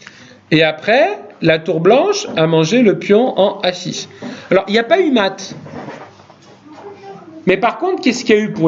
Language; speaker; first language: French; native; French